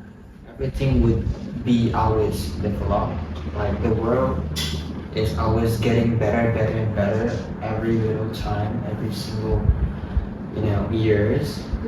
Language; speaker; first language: English; non-native, fluent; Indonesian